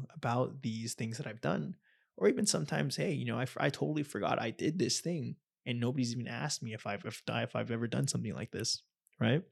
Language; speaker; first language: English; native; English